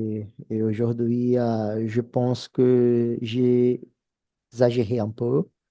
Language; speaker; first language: French; non-native, fluent; Portuguese